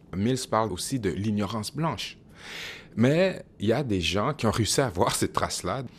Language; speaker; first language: French; native; French